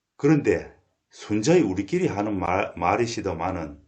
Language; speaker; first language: Korean; native; Korean